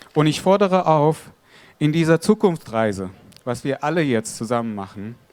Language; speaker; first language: German; non-native, fluent; Arabic